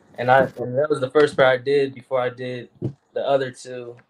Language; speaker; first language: English; native; English